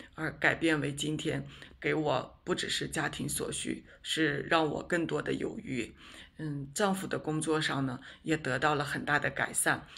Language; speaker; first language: Chinese; native; Chinese